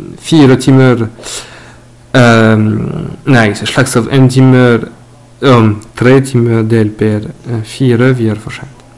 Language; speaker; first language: Norwegian; non-native, learner; French